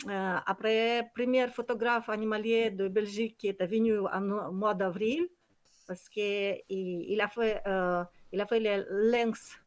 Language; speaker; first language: French; non-native, learner; Kyrgyz